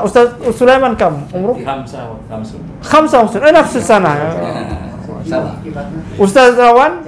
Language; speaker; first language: Arabic; non-native, fluent; Indonesian